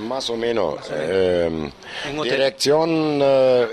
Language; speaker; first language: Spanish; non-native, learner; German